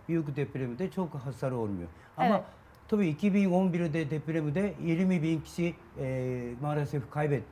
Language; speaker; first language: Turkish; non-native, learner; Japanese